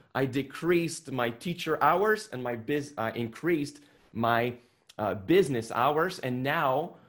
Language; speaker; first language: English; non-native, fluent; French